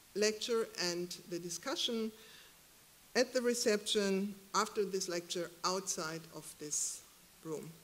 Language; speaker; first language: English; non-native, fluent; German